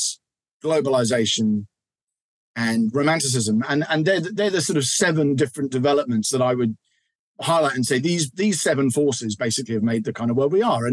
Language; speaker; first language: English; native; English